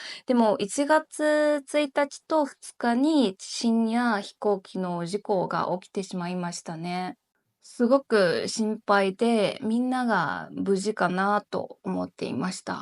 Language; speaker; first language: Japanese; non-native, learner; Chinese